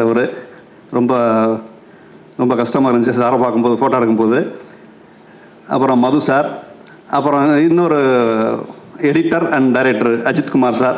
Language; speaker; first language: Tamil; native; Tamil